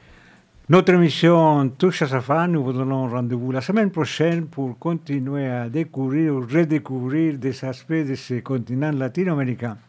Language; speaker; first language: French; non-native, fluent; Spanish